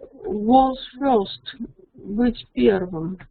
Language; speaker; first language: English; non-native, learner; Russian